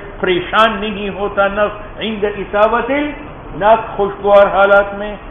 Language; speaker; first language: Urdu; non-native, local second language; Pashto